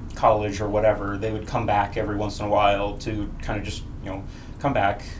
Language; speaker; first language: English; native; English